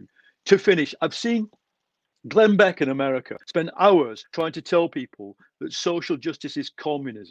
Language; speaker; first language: English; native; English